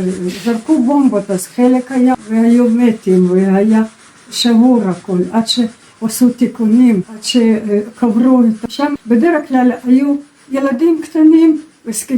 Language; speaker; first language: Hebrew; non-native, fluent; Russian